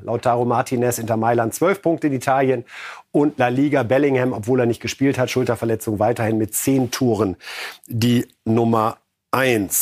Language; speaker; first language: German; native; German